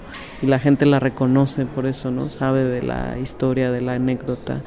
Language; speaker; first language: Spanish; native; Spanish